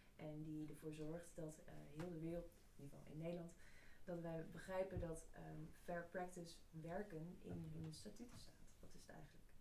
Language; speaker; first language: Dutch; native; Dutch